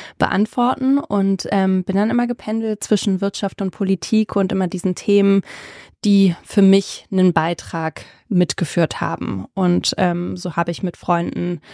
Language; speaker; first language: German; early bilingual, other home language; Croatian